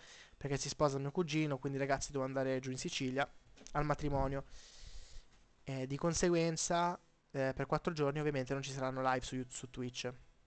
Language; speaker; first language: Italian; native; Italian